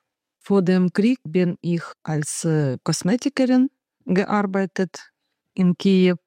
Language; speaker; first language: German; non-native, learner; Ukrainian